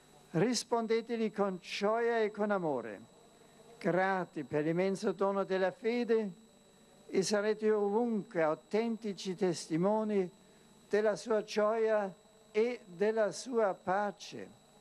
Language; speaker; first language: Italian; non-native, fluent; German